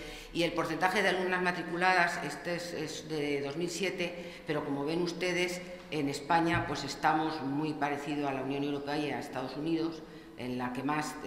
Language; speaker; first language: Spanish; native; Spanish